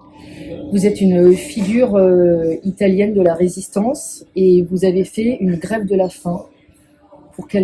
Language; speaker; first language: French; native; French